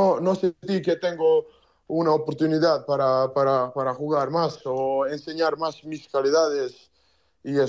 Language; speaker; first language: Spanish; non-native, learner; Serbian